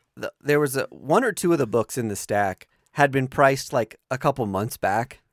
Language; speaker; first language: English; early bilingual, other home language; Italian